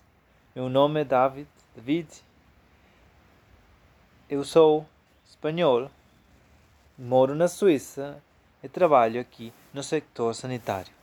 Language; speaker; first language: Portuguese; non-native, fluent; Spanish